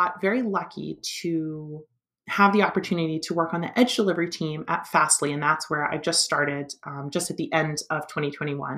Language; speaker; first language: English; native; English